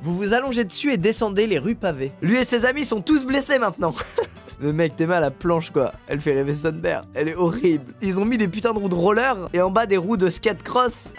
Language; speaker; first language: French; native; French